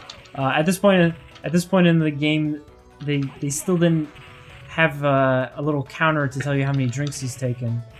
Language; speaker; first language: English; native; English